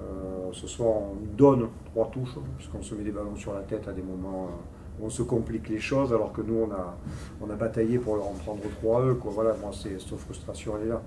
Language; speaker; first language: French; native; French